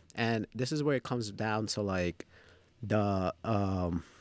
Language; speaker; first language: English; early bilingual, other home language; Bangla